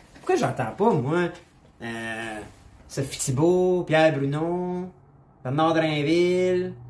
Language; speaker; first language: French; native; French